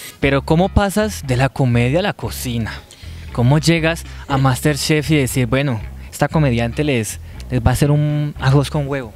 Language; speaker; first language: Spanish; native; Spanish